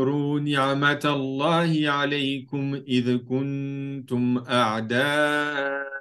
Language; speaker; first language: Arabic; non-native, fluent; French